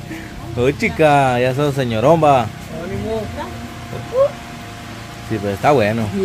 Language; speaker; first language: Spanish; native; Spanish